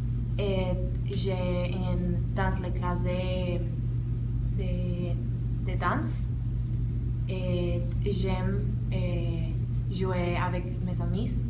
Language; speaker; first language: French; non-native, learner; Spanish